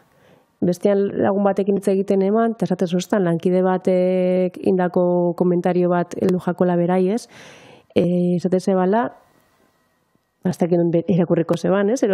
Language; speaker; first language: Basque; native; Basque